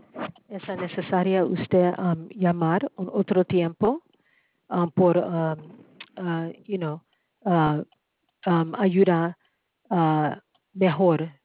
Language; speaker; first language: Spanish; non-native, learner; English